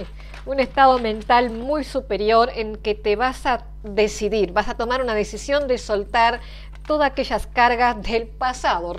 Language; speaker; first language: Spanish; native; Spanish